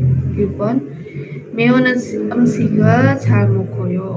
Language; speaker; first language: Korean; non-native, learner; Indonesian